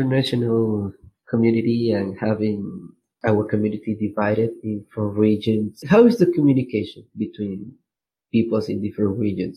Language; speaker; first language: English; non-native, learner; Spanish